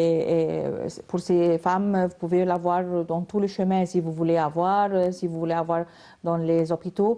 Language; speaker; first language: French; non-native, learner; Arabic